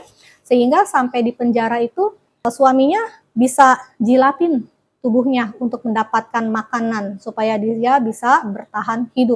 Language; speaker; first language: Indonesian; native; Indonesian